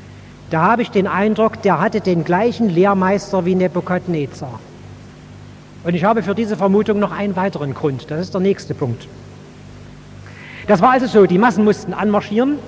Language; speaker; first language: German; native; German